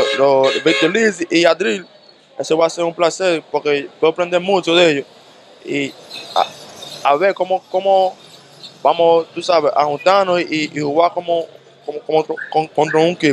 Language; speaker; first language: Spanish; early bilingual, heritage; English